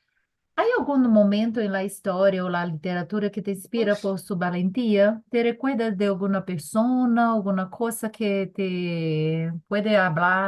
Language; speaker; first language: Spanish; non-native, learner; Portuguese